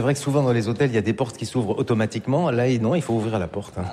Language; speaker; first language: French; native; French